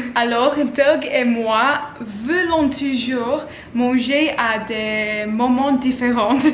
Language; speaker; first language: French; non-native, learner; English